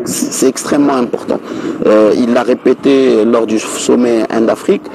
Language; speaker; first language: French; non-native, local second language; Wolof